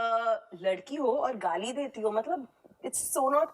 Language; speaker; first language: Hindi; native; Hindi